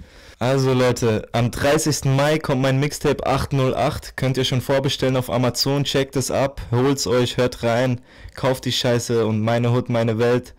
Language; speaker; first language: German; native; German